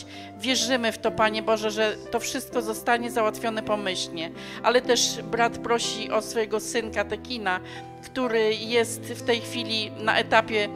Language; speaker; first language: Polish; native; Polish